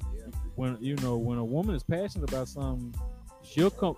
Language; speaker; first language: English; native; English